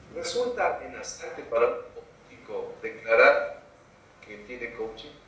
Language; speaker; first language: Spanish; native; Spanish